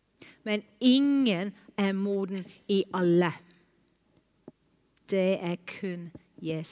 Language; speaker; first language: Norwegian; non-native, fluent; English